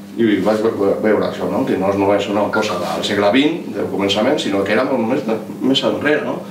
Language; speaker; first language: Catalan; non-native, local second language; Spanish